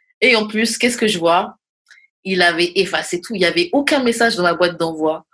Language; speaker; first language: French; native; French